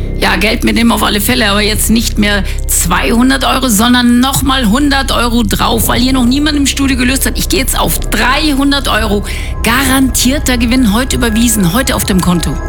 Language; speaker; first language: German; native; German